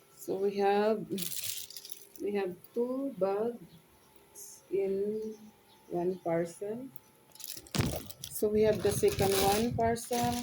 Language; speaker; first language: English; non-native, local second language; Filipino